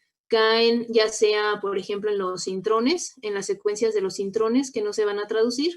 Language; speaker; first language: Spanish; native; Spanish